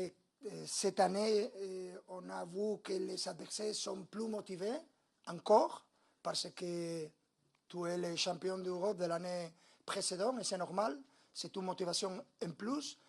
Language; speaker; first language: French; non-native, learner; Spanish